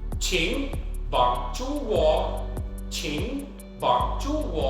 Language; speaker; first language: Chinese; non-native, learner; Urdu